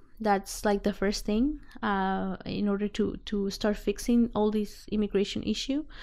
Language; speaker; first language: English; non-native, fluent; Spanish